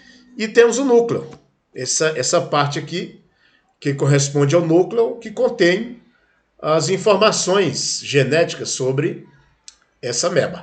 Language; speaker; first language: Portuguese; native; Portuguese